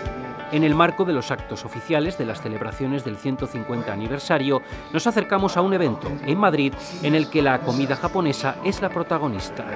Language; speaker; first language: Spanish; native; Spanish